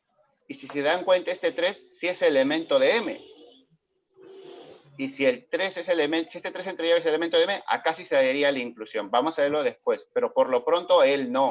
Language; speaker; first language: Spanish; native; Spanish